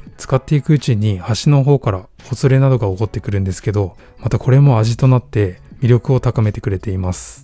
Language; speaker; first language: Japanese; native; Japanese